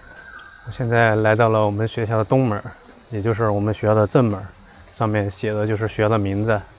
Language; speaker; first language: Chinese; native; Chinese